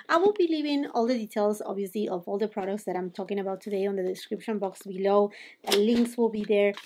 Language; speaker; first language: English; non-native, fluent; Spanish